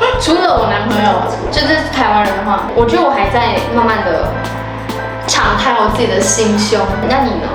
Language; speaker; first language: Chinese; native; Chinese